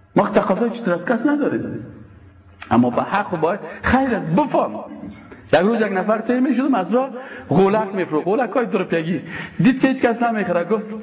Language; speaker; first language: Persian; native; Persian